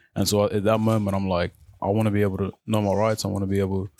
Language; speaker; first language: English; non-native, local second language; Arabic